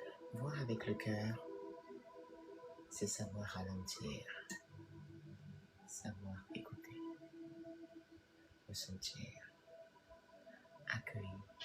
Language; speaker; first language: French; native; French